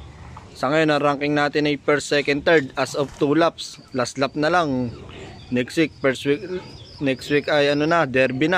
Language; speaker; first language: Filipino; native; Filipino